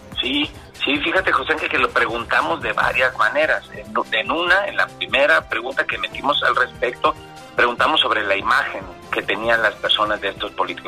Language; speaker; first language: Spanish; native; Spanish